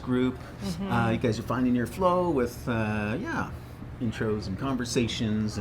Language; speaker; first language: English; native; English